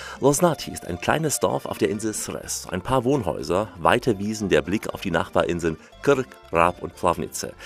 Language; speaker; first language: German; native; German